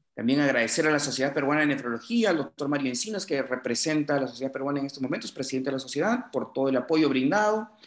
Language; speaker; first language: Spanish; native; Spanish